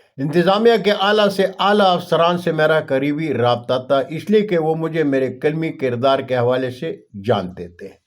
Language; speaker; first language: Urdu; non-native, local second language; Punjabi